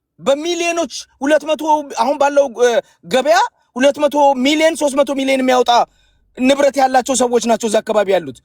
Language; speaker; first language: Amharic; native; Amharic